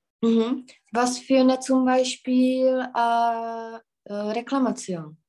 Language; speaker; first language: German; non-native, learner; Czech